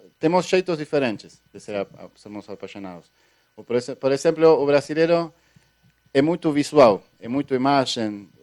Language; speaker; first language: Portuguese; non-native, fluent; Spanish